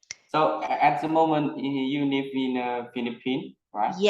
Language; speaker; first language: English; non-native, learner; Vietnamese